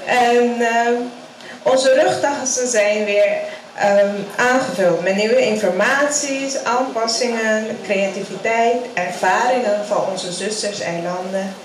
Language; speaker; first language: Dutch; non-native, local second language; English